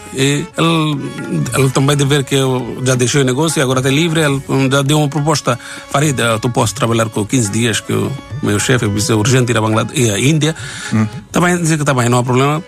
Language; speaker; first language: Portuguese; non-native, learner; Bangla